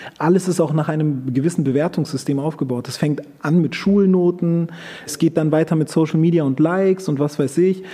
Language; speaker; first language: German; early bilingual, other home language; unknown